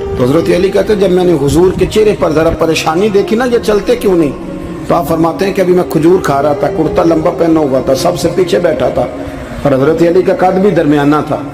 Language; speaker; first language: Urdu; non-native, local second language; Punjabi